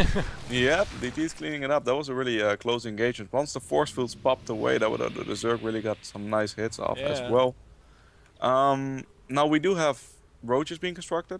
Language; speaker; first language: English; non-native, fluent; Dutch